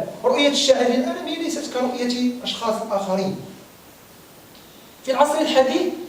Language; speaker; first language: Arabic; native; Arabic